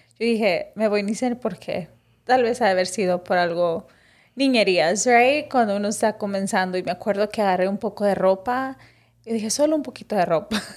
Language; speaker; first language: Spanish; early bilingual, heritage; Spanish